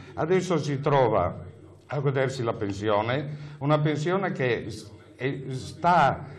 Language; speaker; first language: Italian; native; Italian